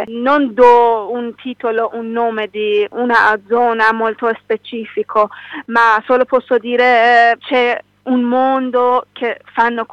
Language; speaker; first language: Italian; non-native, learner; Persian